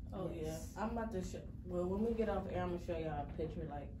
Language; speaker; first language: English; native; English